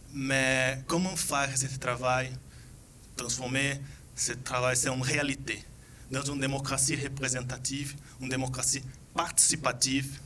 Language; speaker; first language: French; non-native, fluent; Portuguese